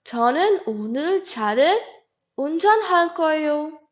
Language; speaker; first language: Korean; non-native, fluent; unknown